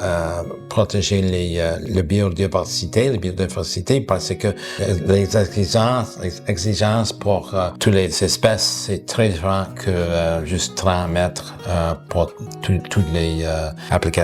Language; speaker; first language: French; non-native, local second language; English